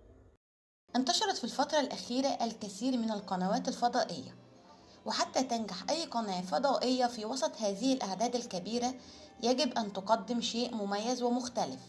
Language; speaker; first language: Arabic; native; Arabic